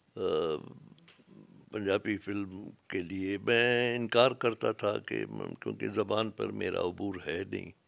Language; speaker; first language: Urdu; non-native, local second language; Sindhi